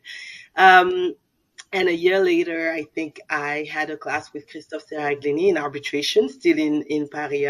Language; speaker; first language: English; non-native, fluent; Soninke